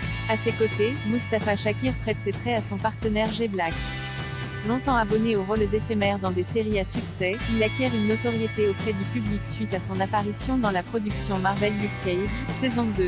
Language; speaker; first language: French; native; French